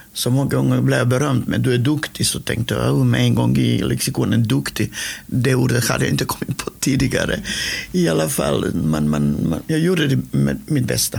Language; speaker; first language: Swedish; non-native, fluent; Macedonian